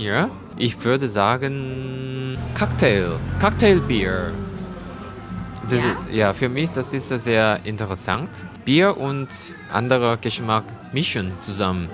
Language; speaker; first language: German; non-native, learner; Korean